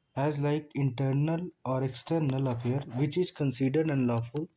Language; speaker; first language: English; non-native, local second language; Hindi